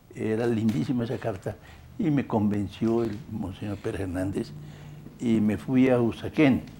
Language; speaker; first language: Spanish; native; Spanish